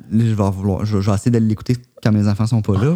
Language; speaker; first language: French; native; French